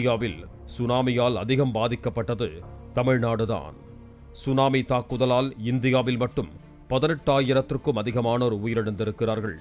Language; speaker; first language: Tamil; native; Tamil